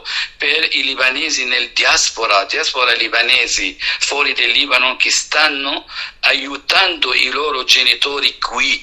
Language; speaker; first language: Italian; non-native, fluent; Arabic